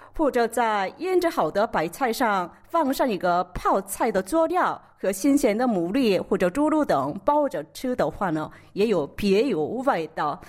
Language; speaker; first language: Chinese; non-native, fluent; Korean